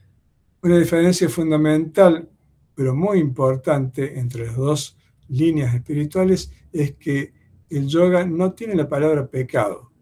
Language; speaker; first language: Spanish; native; Spanish